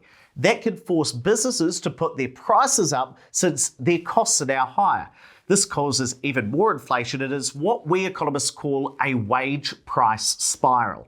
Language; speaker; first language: English; native; English